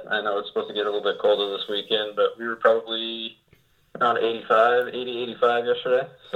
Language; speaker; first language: English; native; English